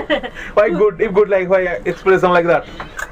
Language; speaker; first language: English; non-native, learner; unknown